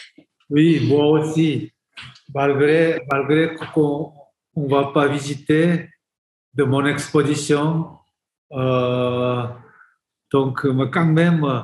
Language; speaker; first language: French; non-native, fluent; Korean